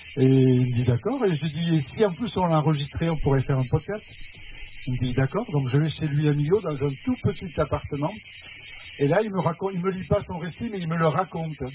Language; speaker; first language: French; non-native, fluent; Spanish